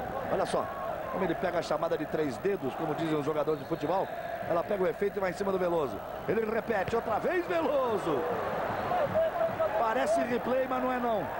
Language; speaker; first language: Portuguese; native; Portuguese